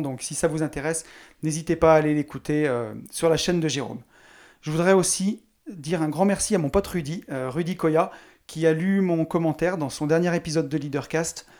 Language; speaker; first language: French; native; French